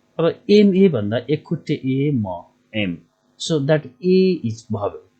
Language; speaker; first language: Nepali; native; Nepali